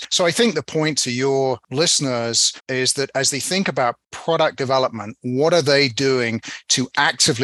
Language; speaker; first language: English; native; English